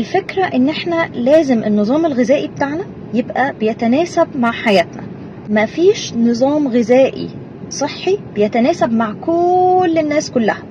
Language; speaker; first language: Arabic; native; Arabic